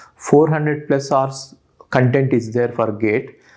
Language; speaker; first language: English; non-native, local second language; Telugu